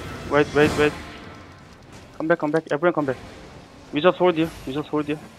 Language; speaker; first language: English; non-native, learner; Korean